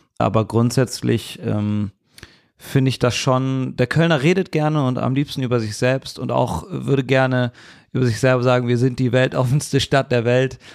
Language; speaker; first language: German; native; German